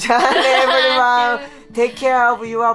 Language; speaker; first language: English; non-native, learner; Japanese